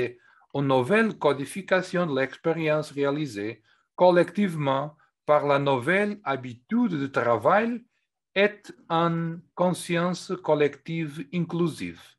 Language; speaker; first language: French; non-native, fluent; Portuguese